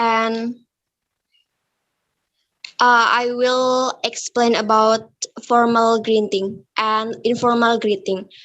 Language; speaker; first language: English; non-native, learner; Indonesian